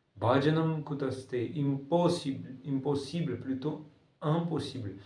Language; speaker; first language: French; non-native, fluent; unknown